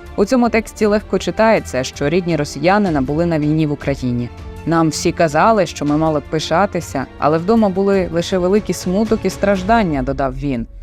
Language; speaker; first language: Ukrainian; native; Ukrainian